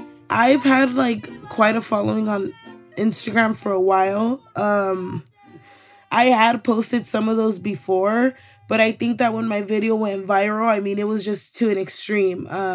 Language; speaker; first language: English; early bilingual, other home language; Spanish